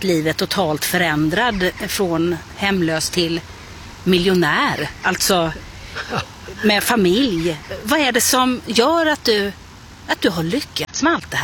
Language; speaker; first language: Swedish; native; Swedish